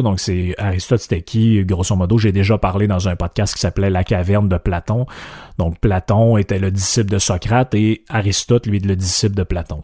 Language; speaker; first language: French; native; French